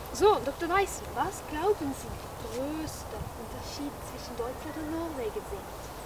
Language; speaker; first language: German; non-native, learner; Norwegian